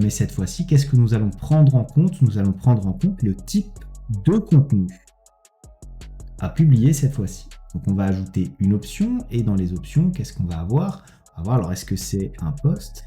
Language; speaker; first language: French; native; French